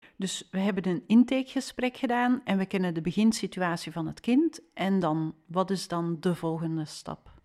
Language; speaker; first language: Dutch; native; Dutch